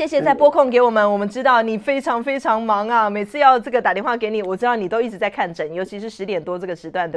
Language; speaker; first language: Chinese; native; Chinese